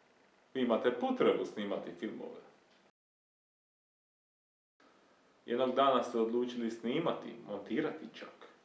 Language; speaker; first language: Bosnian; native; Bosnian